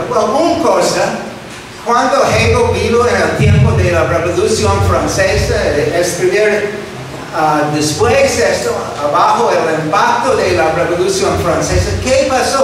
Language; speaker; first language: Spanish; non-native, fluent; English